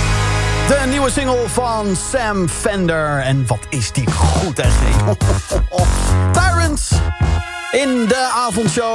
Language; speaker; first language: Dutch; native; Dutch